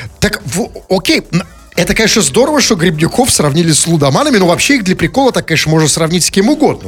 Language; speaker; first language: Russian; native; Russian